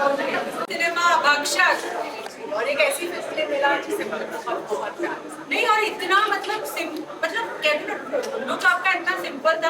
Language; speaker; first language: Hindi; native; Hindi